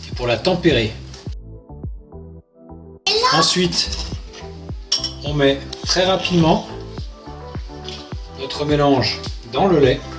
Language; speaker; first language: French; native; French